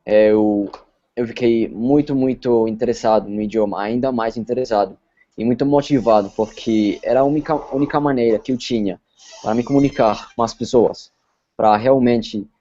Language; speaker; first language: Portuguese; non-native, fluent; Spanish